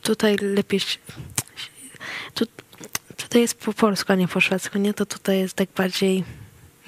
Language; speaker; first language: Polish; early bilingual, heritage; Swedish